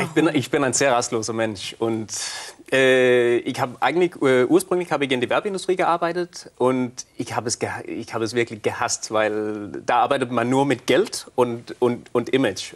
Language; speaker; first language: German; non-native, fluent; Danish